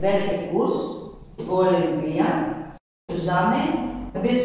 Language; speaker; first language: German; non-native, learner; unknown